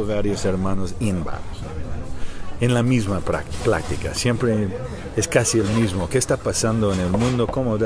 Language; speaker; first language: Spanish; non-native, learner; English